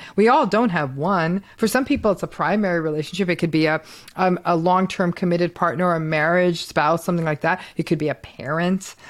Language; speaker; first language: English; early bilingual, other home language; Hindi